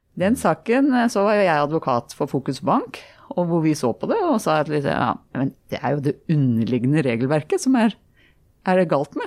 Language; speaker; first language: Norwegian; native; Norwegian